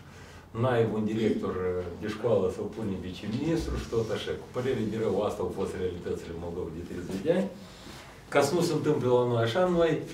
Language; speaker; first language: Romanian; non-native, local second language; Russian